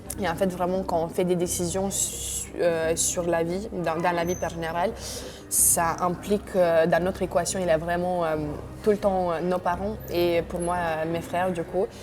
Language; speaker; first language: French; non-native, fluent; Romanian